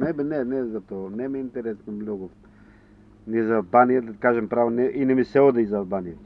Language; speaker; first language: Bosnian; non-native, learner; Macedonian